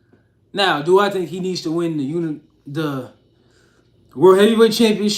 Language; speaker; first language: English; native; English